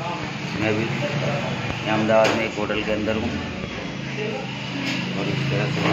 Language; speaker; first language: Hindi; non-native, local second language; Gujarati